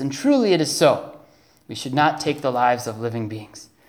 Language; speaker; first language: English; native; English